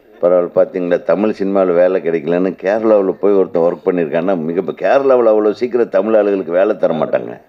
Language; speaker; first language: Tamil; native; Tamil